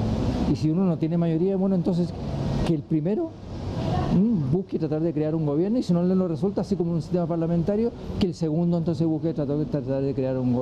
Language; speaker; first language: Spanish; native; Spanish